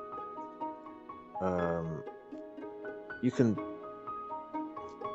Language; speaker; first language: English; native; English